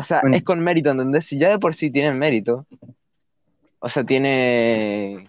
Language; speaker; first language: Spanish; native; Spanish